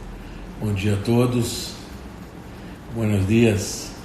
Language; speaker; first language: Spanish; non-native, fluent; Portuguese